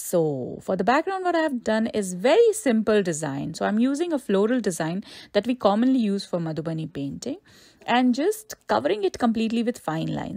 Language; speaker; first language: English; non-native, local second language; Hindi